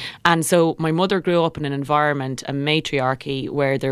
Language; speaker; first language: English; native; English